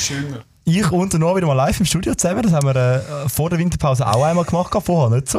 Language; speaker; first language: German; native; German